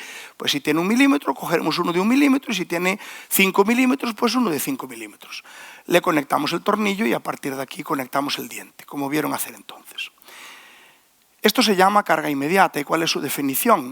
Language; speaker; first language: Spanish; native; Spanish